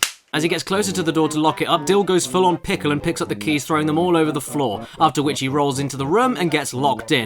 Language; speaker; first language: English; native; English